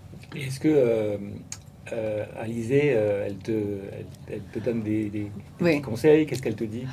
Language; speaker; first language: French; native; French